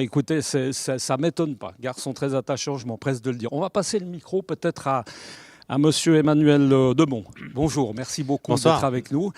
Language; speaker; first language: French; native; French